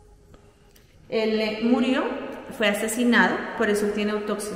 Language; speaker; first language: Spanish; native; Spanish